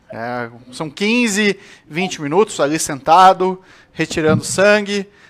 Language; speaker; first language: Portuguese; native; Portuguese